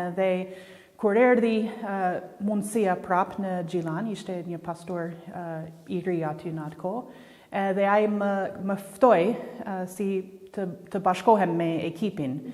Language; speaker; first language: Albanian; non-native, fluent; English